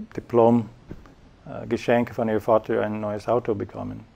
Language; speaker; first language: German; non-native, fluent; English